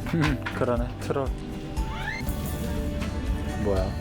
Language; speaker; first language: Korean; native; Korean